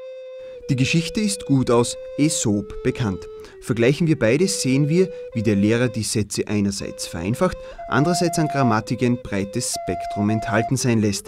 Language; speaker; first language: German; native; German